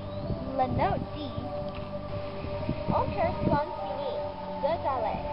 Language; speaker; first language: French; non-native, learner; English